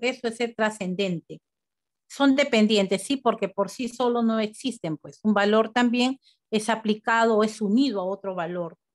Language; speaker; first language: Spanish; native; Spanish